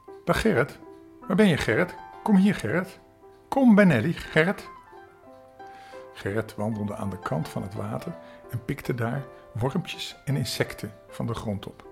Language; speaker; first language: Dutch; native; Dutch